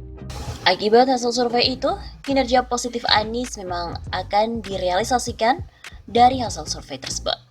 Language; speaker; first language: Indonesian; native; Indonesian